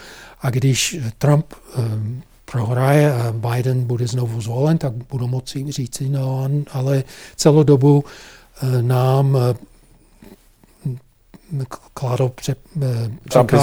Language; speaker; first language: Czech; non-native, fluent; English